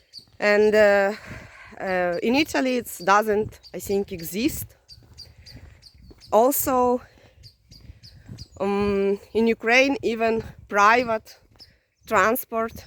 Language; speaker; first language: English; non-native, fluent; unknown